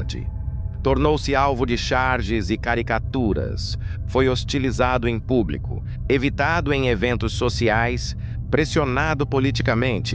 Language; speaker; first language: Portuguese; native; Portuguese